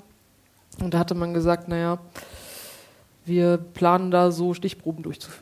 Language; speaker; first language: German; native; German